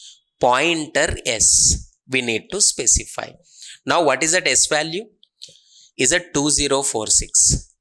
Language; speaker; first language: English; non-native, local second language; Telugu